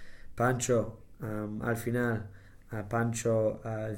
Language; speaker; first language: Spanish; non-native, learner; English